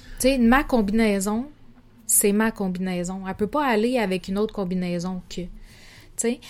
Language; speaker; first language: French; native; French